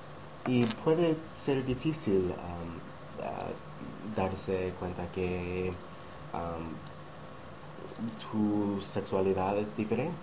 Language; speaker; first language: Spanish; non-native, learner; English